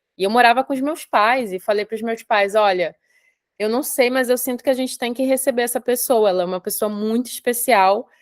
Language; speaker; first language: Portuguese; native; Portuguese